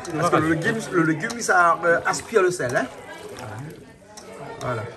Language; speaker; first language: French; native; French